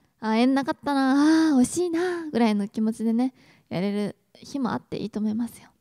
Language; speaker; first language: Japanese; native; Japanese